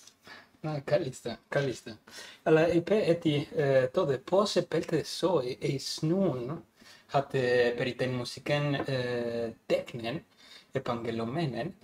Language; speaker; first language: Greek; non-native, fluent; Spanish